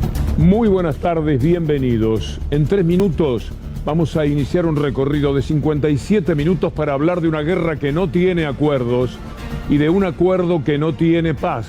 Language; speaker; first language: Spanish; native; Spanish